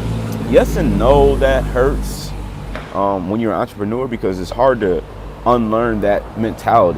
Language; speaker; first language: English; native; English